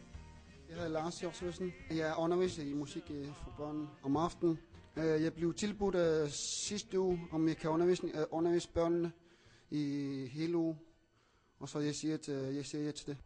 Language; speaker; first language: Danish; non-native, local second language; Kalaallisut